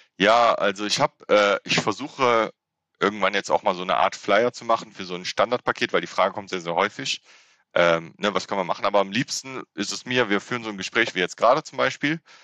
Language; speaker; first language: German; native; German